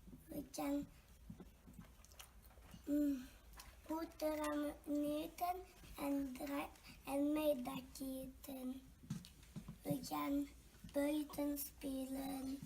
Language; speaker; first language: Dutch; non-native, learner; French